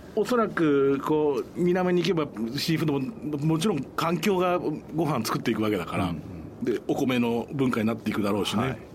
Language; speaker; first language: Japanese; native; Japanese